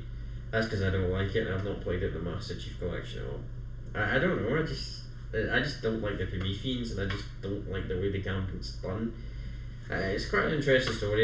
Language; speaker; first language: English; native; English